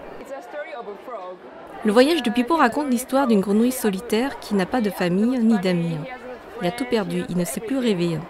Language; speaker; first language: French; non-native, fluent; Japanese